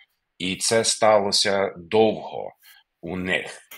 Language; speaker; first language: Ukrainian; non-native, fluent; English